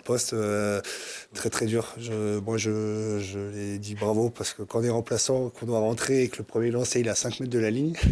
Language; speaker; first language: French; native; French